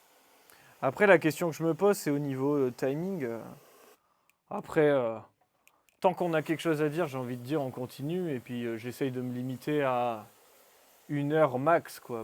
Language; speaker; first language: French; native; French